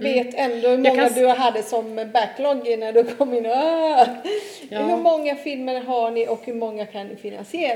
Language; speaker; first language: Swedish; non-native, fluent; Italian